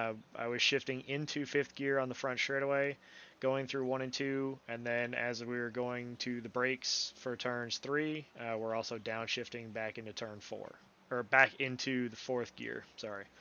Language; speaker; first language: English; native; English